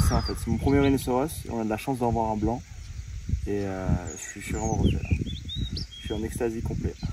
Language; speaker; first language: French; native; French